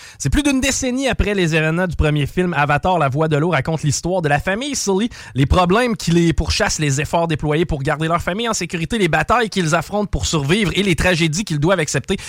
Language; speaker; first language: French; native; French